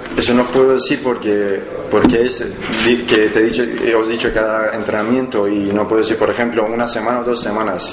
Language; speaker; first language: Spanish; non-native, learner; Persian